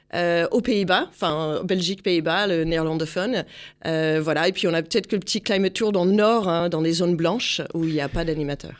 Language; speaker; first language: French; non-native, fluent; English